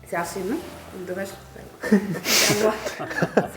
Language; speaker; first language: French; native; French